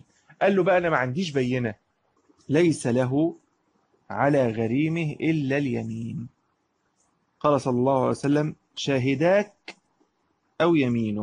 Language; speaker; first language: Arabic; native; Arabic